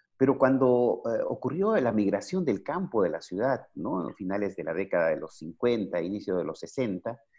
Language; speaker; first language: Spanish; native; Spanish